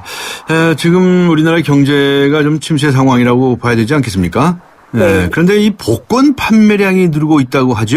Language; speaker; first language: Korean; native; Korean